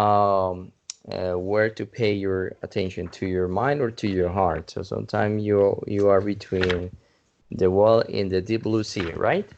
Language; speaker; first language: English; non-native, fluent; Spanish